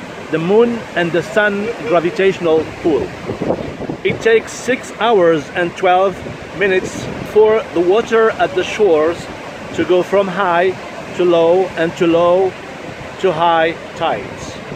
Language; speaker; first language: English; non-native, fluent; Arabic